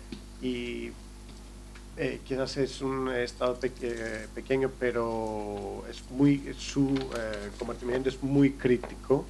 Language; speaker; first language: Spanish; non-native, learner; Greek